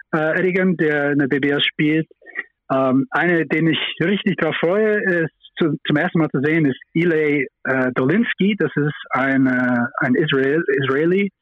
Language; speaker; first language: German; non-native, fluent; English